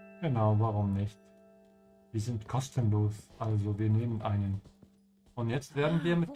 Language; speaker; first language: German; non-native, fluent; English